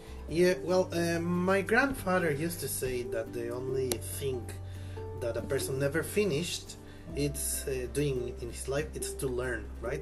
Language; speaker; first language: English; non-native, fluent; Spanish